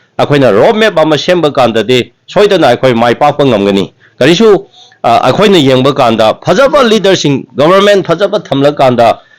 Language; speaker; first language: Manipuri; non-native, local second language; Tangkhul Naga (India)